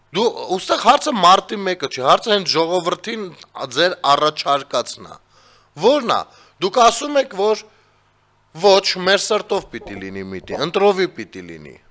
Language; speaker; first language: Armenian; native; Armenian